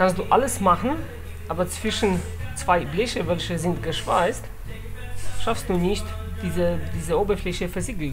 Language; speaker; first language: German; non-native, learner; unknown